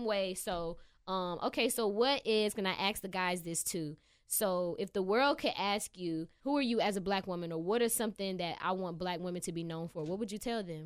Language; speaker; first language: English; native; English